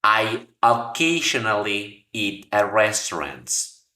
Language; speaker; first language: English; non-native, fluent; Spanish